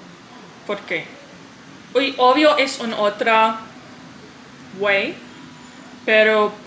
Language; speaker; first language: Spanish; non-native, learner; English